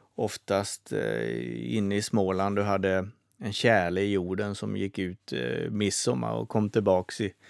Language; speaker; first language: Swedish; native; Swedish